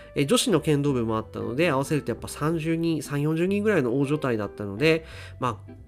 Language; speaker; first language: Japanese; native; Japanese